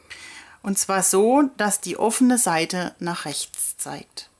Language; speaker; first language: German; native; German